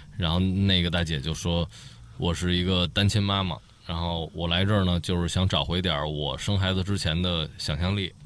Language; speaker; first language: Chinese; native; Chinese